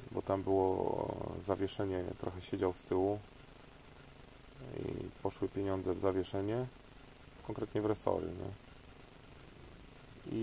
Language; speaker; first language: Polish; native; Polish